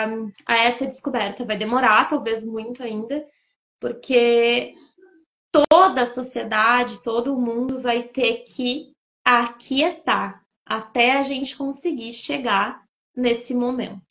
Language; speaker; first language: Portuguese; native; Portuguese